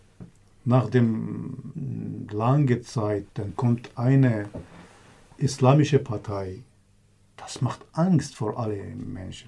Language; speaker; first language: German; non-native, learner; Kurdish